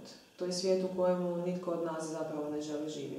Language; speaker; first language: Croatian; native; Croatian